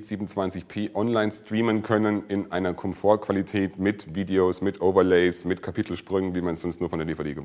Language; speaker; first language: German; native; German